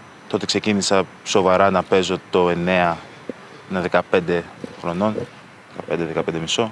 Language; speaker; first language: Greek; early bilingual, other home language; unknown